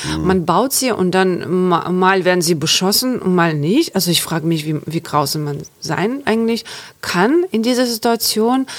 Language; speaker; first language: German; non-native, fluent; Ukrainian